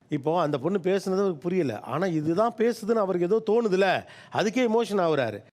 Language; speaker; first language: Tamil; native; Tamil